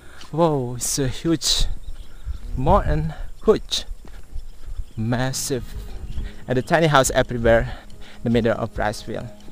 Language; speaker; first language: English; non-native, learner; Indonesian